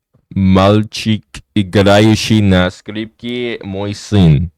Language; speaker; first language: Russian; non-native, learner; English